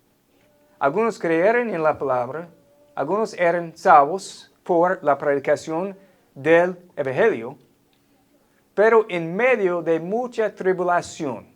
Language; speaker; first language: Spanish; non-native, fluent; English